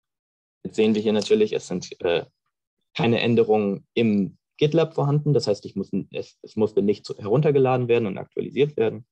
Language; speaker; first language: German; native; German